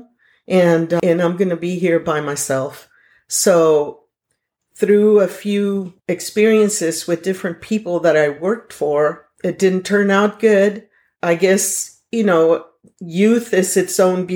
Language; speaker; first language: English; non-native, fluent; Spanish